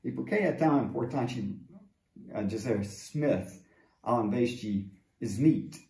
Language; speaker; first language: Portuguese; non-native, fluent; English